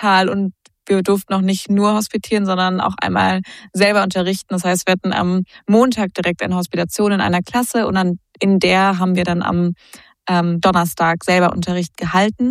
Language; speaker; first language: German; native; German